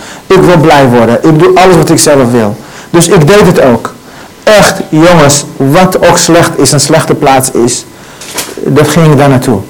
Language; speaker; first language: Dutch; non-native, learner; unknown